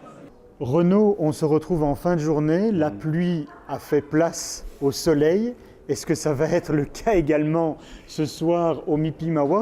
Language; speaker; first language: French; native; French